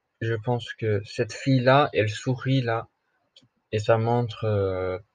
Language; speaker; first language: French; non-native, learner; English